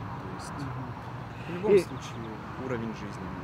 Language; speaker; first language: Russian; native; Russian